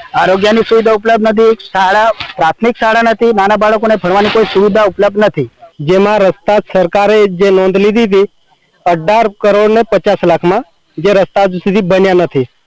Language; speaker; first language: Gujarati; non-native, local second language; Bhili